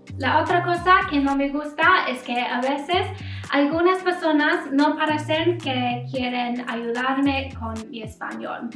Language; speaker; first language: Spanish; non-native, learner; English